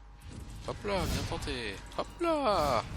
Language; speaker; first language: French; native; French